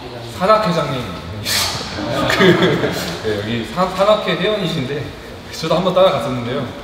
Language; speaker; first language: Korean; native; Korean